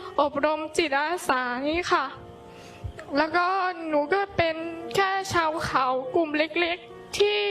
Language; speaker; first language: Thai; non-native, local second language; Hmong